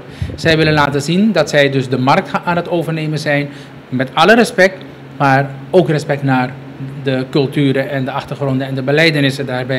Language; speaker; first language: Dutch; native; Dutch